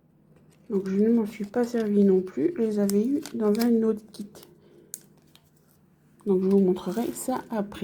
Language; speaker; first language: French; native; French